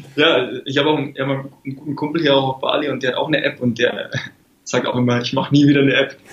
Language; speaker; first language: German; native; German